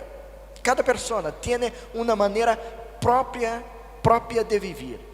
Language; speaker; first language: Spanish; non-native, fluent; Portuguese